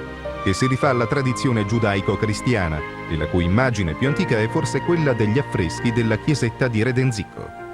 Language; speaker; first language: Italian; native; Italian